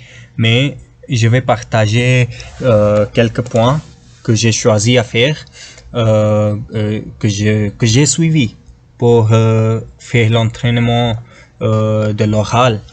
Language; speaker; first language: French; non-native, fluent; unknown